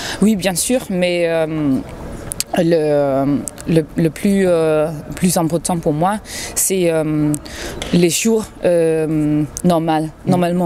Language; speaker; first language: French; non-native, learner; Danish